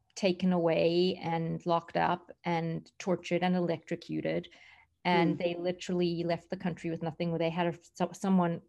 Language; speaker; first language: English; native; English